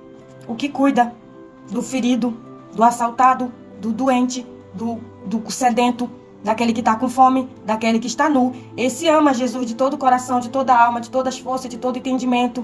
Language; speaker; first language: Portuguese; native; Portuguese